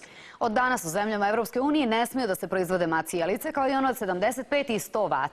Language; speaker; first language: Serbian; native; Serbian